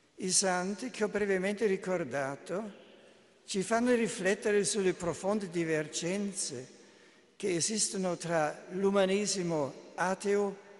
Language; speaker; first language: Italian; non-native, fluent; German